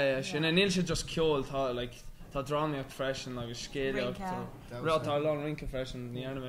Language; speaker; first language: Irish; non-native, local second language; English